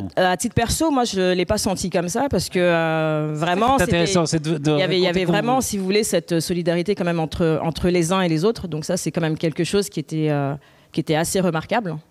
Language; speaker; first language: French; native; French